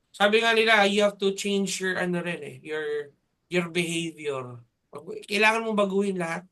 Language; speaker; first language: Filipino; native; Filipino